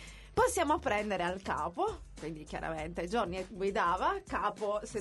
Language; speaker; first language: Italian; native; Italian